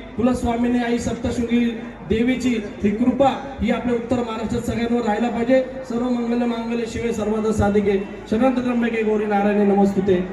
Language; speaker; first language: Marathi; native; Marathi